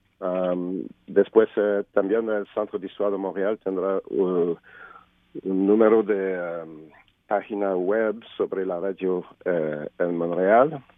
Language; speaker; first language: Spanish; non-native, learner; French